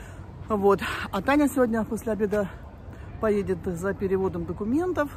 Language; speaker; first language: Russian; native; Russian